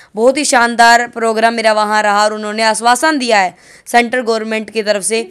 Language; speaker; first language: Hindi; native; Hindi